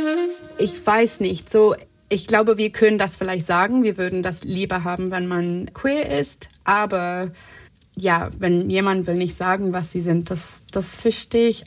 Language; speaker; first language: German; non-native, fluent; English